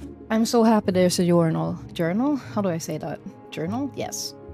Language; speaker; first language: English; non-native, fluent; Swedish